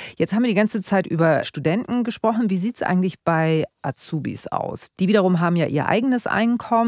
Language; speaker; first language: German; native; German